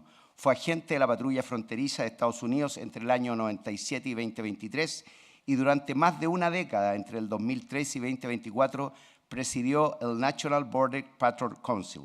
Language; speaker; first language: Spanish; native; Spanish